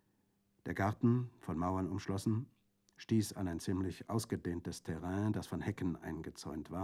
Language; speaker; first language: German; native; German